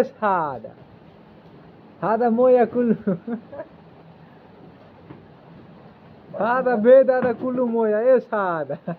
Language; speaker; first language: Arabic; non-native, learner; Hindi